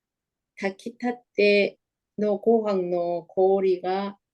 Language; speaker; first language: Japanese; non-native, learner; Korean